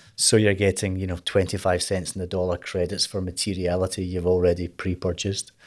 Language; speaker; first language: English; native; English